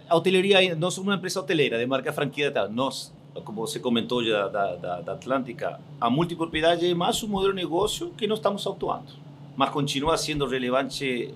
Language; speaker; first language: Portuguese; non-native, fluent; Spanish